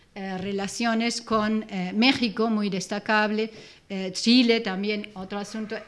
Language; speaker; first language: Spanish; non-native, fluent; German